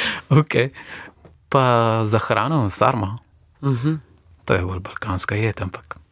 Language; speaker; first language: Slovenian; non-native, fluent; Persian